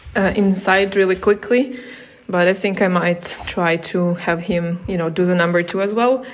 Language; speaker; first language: English; non-native, fluent; Ukrainian